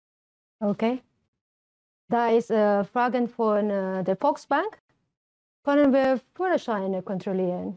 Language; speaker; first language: German; non-native, fluent; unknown